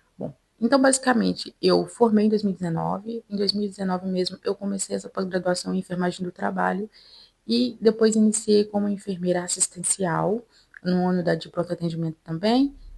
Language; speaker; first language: Portuguese; native; Portuguese